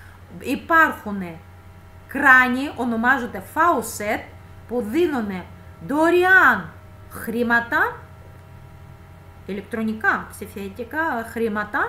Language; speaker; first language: Greek; non-native, fluent; Russian